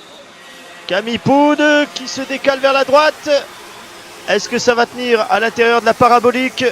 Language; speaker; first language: French; native; French